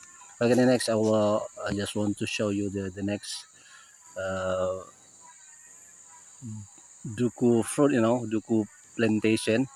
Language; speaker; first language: English; non-native, learner; Indonesian